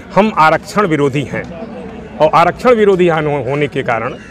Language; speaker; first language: Hindi; native; Hindi